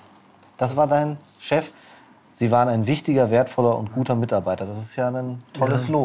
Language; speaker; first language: German; native; German